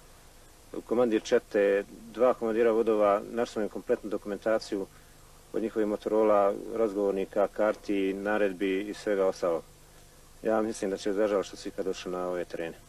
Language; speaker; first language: Bosnian; native; Bosnian